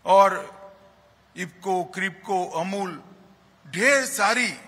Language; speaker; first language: Hindi; non-native, local second language; Gujarati